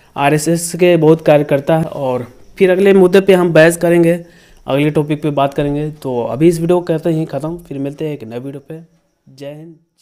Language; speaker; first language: Hindi; native; Hindi